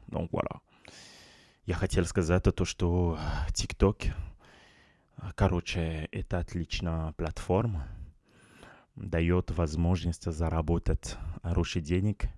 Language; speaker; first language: Russian; non-native, learner; French